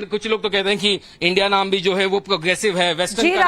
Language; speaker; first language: Hindi; native; Hindi